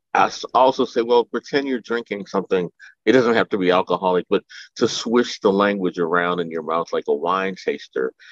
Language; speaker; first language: English; native; English